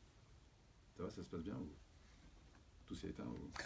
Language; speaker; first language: French; native; French